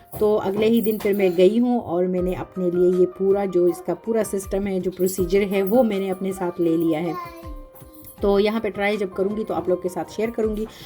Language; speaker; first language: Urdu; non-native, local second language; Pashto